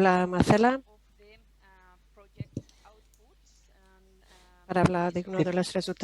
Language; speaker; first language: Spanish; non-native, fluent; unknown